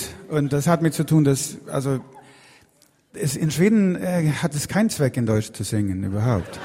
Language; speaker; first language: German; non-native, fluent; Swedish